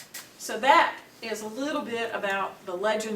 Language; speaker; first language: English; native; English